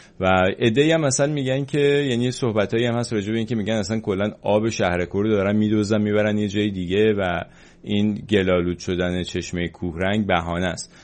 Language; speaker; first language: Persian; native; Persian